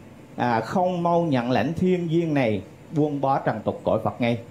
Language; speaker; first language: Vietnamese; native; Vietnamese